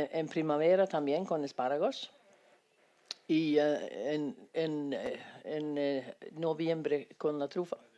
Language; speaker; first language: Spanish; non-native, fluent; Swedish